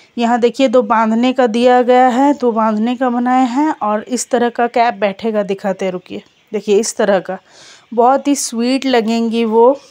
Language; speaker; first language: Hindi; non-native, local second language; Bangla